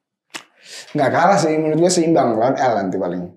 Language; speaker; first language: Indonesian; native; Indonesian